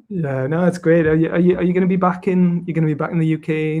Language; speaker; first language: English; native; English